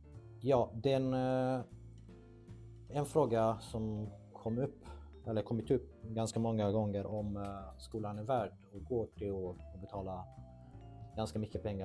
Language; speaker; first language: Swedish; non-native, fluent; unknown